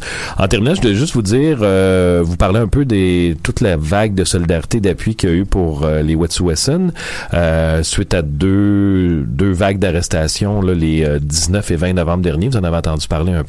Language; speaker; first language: French; native; French